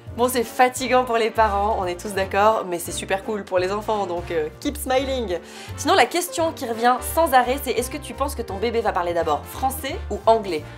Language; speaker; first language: French; native; French